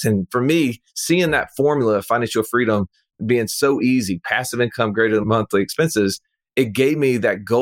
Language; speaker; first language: English; native; English